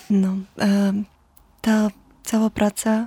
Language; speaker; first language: Polish; non-native, fluent; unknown